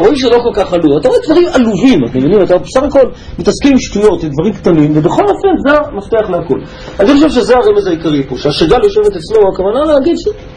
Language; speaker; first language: Hebrew; native; Hebrew